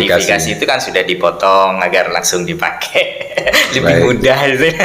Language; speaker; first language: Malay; non-native, local second language; Madurese